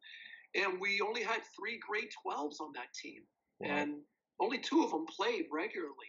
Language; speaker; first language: English; native; English